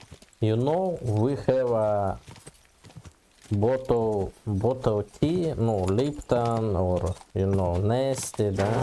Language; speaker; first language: English; non-native, learner; Russian